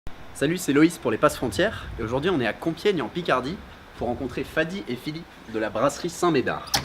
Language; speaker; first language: French; native; French